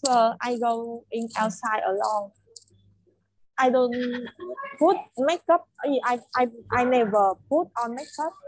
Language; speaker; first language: English; non-native, learner; Vietnamese